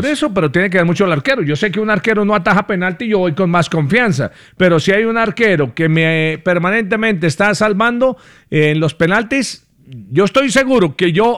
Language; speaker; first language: Spanish; native; Spanish